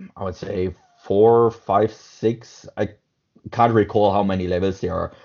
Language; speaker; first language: English; non-native, fluent; German